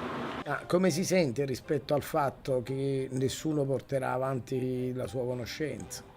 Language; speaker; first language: Italian; native; Italian